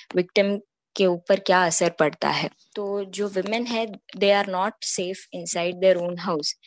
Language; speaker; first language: Hindi; non-native, local second language; Telugu